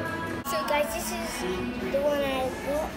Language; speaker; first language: English; native; English